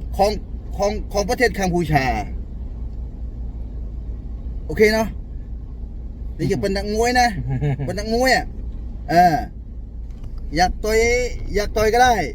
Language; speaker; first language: Thai; non-native, fluent; Khmer